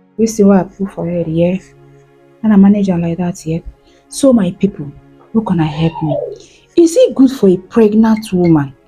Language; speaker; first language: Nigerian Pidgin; native; Nigerian Pidgin